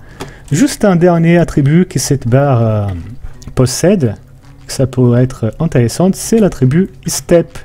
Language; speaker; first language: French; non-native, fluent; Portuguese